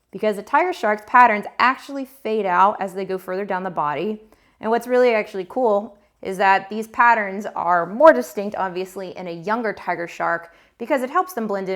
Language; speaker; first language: English; native; English